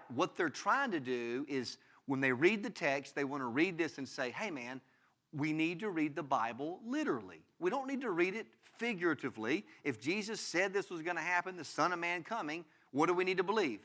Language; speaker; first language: English; native; English